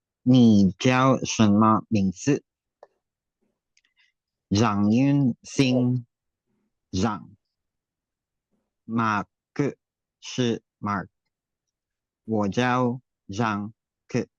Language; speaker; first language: Chinese; non-native, learner; Filipino